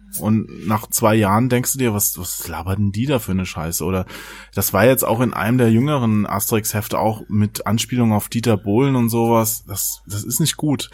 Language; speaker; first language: German; native; German